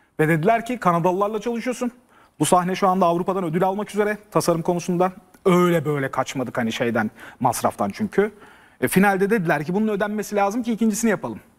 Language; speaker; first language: Turkish; native; Turkish